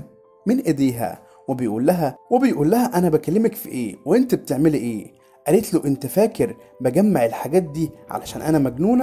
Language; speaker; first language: Arabic; native; Arabic